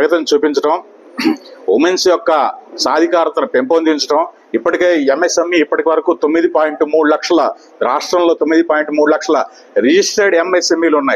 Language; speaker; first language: Telugu; native; Telugu